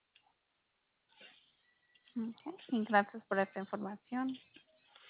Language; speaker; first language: Spanish; early bilingual, heritage; Spanish